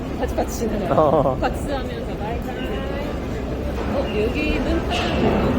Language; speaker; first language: Korean; non-native, fluent; Japanese